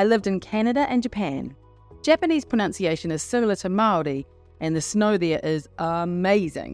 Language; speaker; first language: English; native; English